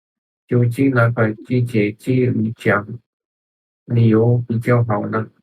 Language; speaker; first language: Chinese; non-native, learner; Indonesian